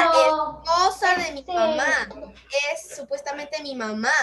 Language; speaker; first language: Spanish; native; Spanish